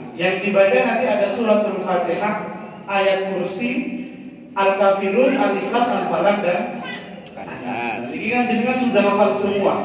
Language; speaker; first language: Indonesian; non-native, local second language; Madurese